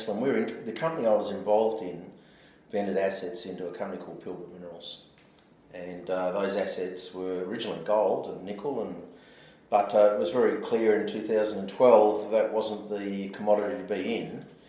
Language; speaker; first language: English; native; English